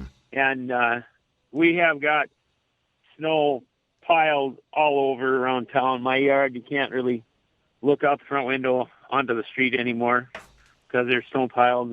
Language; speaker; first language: English; native; English